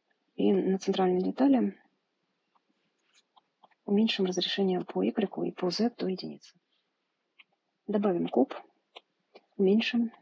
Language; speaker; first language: Russian; native; Russian